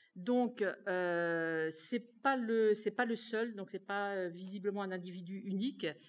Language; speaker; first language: French; native; French